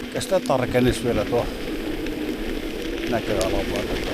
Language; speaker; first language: Finnish; native; Finnish